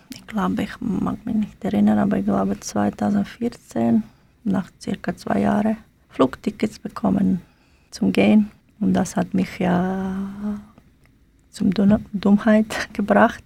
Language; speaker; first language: German; non-native, learner; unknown